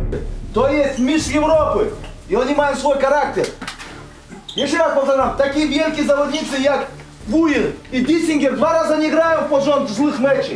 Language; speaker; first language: Polish; non-native, fluent; Russian